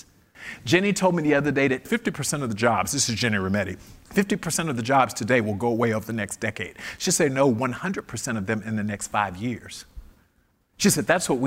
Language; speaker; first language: English; native; English